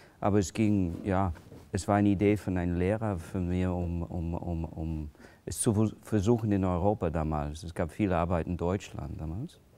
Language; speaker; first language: German; non-native, fluent; English